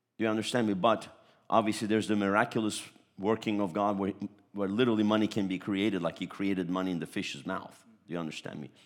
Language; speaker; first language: English; early bilingual, other home language; Turkish